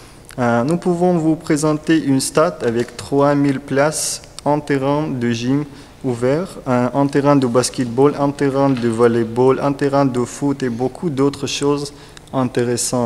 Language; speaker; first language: French; non-native, learner; Russian